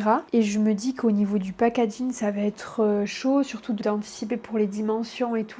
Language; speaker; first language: French; native; French